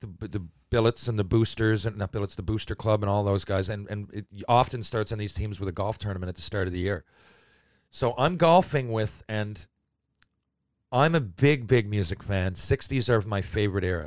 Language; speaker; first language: English; native; English